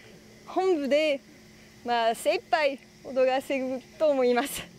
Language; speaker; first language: Japanese; non-native, fluent; French